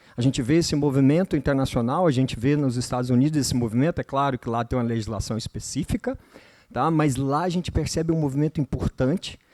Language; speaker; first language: Portuguese; native; Portuguese